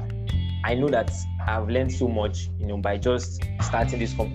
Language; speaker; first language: English; non-native, local second language; Igbo